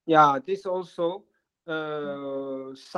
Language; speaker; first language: English; non-native, learner; Japanese